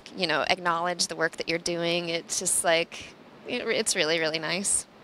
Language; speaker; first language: English; native; English